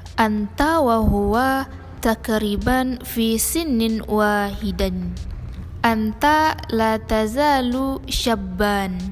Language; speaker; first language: Arabic; non-native, learner; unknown